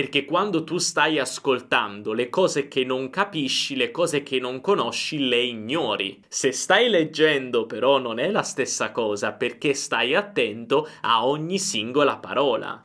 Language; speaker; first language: Italian; native; Italian